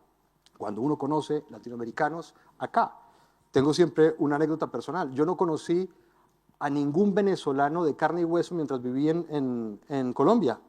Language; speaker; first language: Spanish; native; Spanish